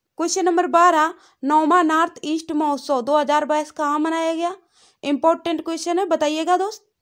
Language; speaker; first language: Hindi; native; Hindi